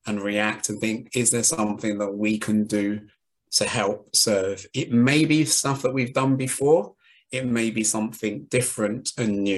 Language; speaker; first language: English; native; English